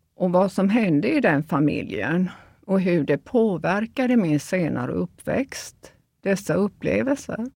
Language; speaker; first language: Swedish; early bilingual, other home language; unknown